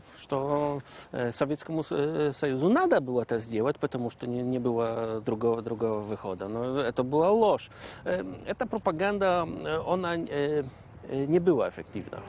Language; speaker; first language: Ukrainian; non-native, learner; Polish